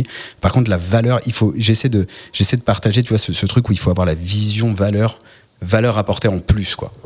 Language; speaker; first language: French; native; French